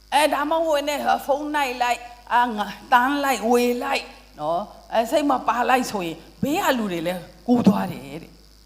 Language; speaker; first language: Burmese; non-native, local second language; Tedim Chin